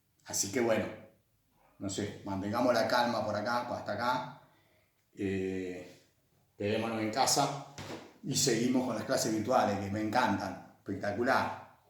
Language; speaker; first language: Spanish; native; Spanish